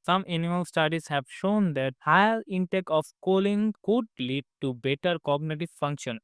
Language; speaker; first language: English; non-native, fluent; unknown